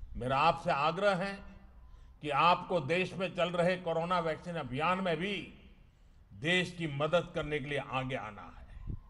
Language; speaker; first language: Hindi; native; Hindi